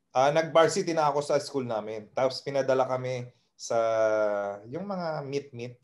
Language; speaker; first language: Filipino; native; Filipino